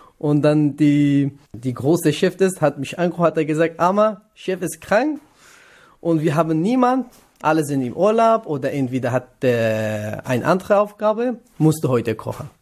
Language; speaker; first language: German; non-native, learner; Kurdish